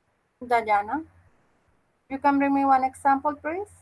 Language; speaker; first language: English; non-native, fluent; Spanish